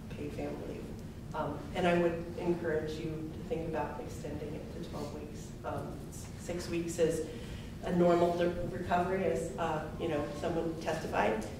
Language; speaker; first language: English; native; English